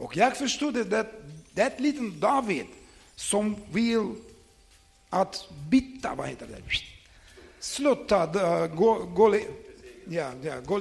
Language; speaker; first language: Swedish; non-native, learner; Ukrainian